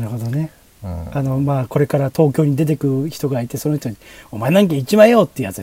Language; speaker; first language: Japanese; native; Japanese